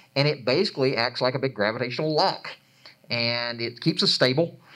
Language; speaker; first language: English; native; English